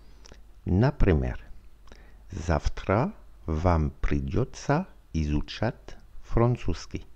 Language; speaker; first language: Russian; non-native, learner; French